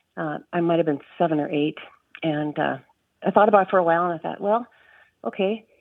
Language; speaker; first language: English; native; English